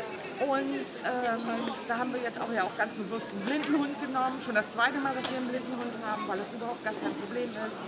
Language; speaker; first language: German; native; German